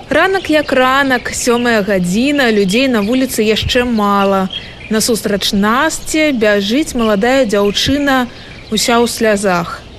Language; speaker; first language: Belarusian; native; Belarusian